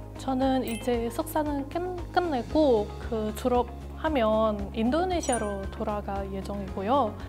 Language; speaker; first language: Korean; non-native, fluent; Indonesian